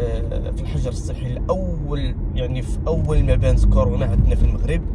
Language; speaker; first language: Arabic; native; Arabic